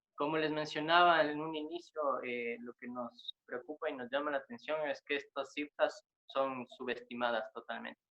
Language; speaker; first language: Spanish; native; Spanish